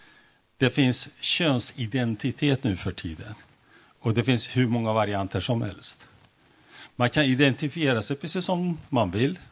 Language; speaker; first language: Swedish; non-native, fluent; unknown